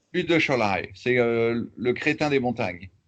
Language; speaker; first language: French; native; French